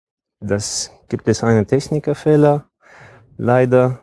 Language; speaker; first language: German; non-native, fluent; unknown